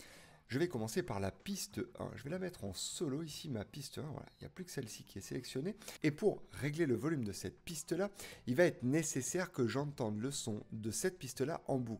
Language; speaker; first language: French; native; French